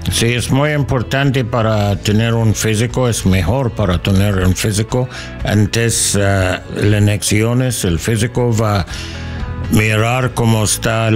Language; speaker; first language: Spanish; non-native, learner; English